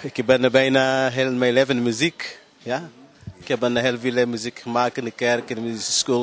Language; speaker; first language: Dutch; non-native, learner; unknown